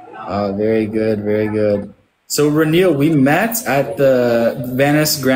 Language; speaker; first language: English; native; English